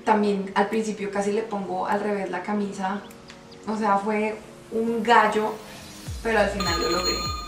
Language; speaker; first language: Spanish; native; Spanish